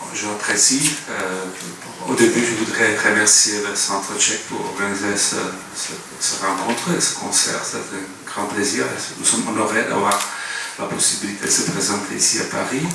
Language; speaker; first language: French; non-native, learner; Czech